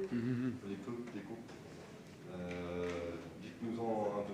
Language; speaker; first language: French; native; French